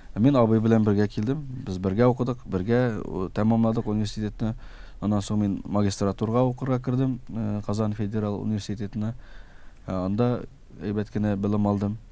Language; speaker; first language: Tatar; early bilingual, heritage; Tatar